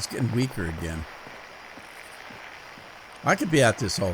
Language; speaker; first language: English; native; English